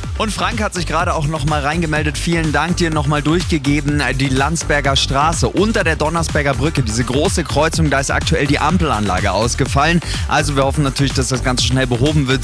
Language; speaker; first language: German; native; German